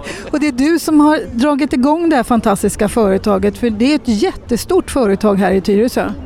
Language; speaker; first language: Swedish; native; Swedish